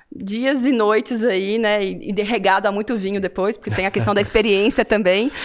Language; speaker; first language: Portuguese; native; Portuguese